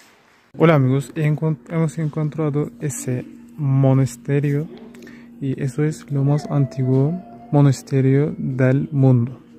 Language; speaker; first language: Spanish; non-native, learner; Turkish